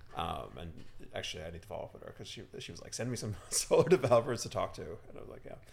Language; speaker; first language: English; native; English